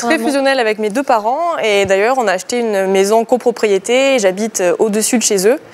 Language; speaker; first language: French; native; French